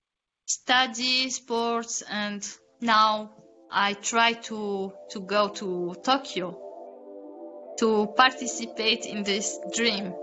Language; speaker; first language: English; non-native, learner; Arabic